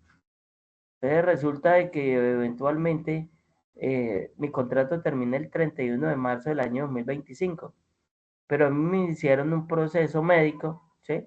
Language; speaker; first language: Spanish; native; Spanish